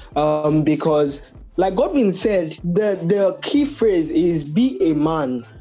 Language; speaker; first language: English; non-native, local second language; Yoruba